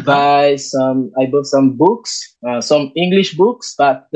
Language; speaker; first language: English; non-native, learner; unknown